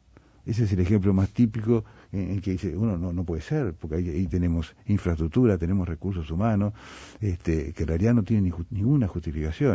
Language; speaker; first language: Spanish; native; Spanish